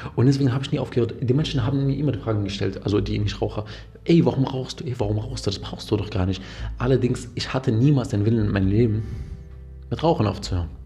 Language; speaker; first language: German; non-native, fluent; Arabic